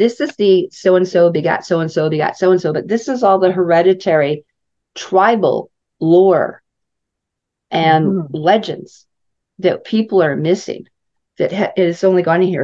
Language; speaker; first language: English; native; English